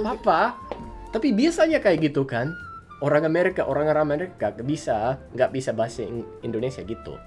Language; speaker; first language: Indonesian; non-native, fluent; English